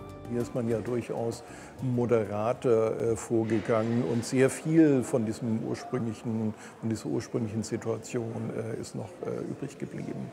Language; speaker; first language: German; native; German